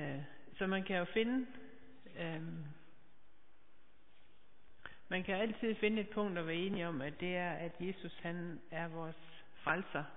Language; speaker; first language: Danish; native; Danish